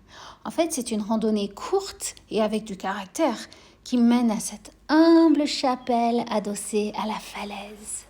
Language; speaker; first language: French; native; French